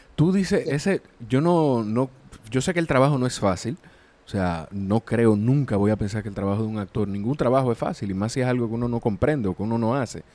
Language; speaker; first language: Spanish; native; Spanish